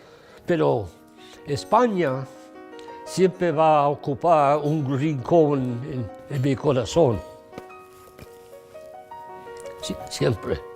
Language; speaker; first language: Spanish; early bilingual, heritage; English